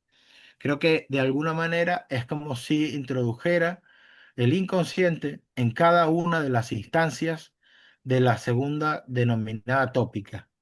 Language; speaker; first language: Spanish; native; Spanish